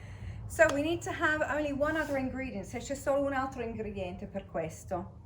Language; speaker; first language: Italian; non-native, fluent; English